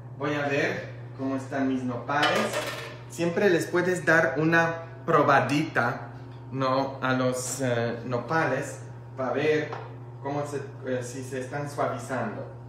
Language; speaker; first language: Spanish; non-native, fluent; Polish